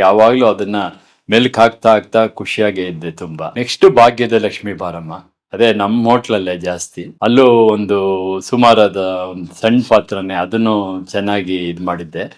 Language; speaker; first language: Kannada; native; Kannada